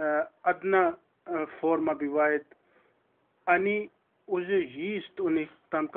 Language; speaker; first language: Russian; non-native, learner; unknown